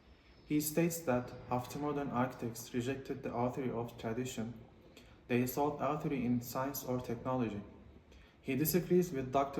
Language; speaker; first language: English; non-native, learner; Turkish